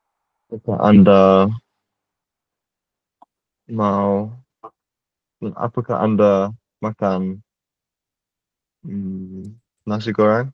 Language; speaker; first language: Indonesian; non-native, learner; English